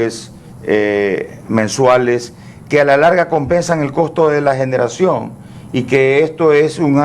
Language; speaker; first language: Spanish; native; Spanish